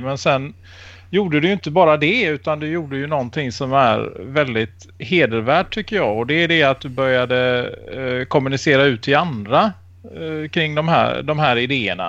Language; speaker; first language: Swedish; native; Swedish